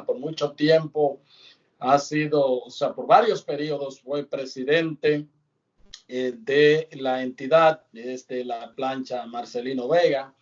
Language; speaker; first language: Spanish; native; Spanish